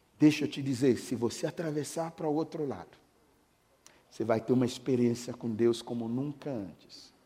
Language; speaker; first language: Portuguese; non-native, fluent; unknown